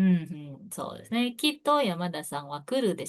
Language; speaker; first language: Japanese; non-native, fluent; Indonesian